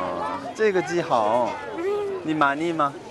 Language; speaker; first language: Chinese; non-native, learner; Korean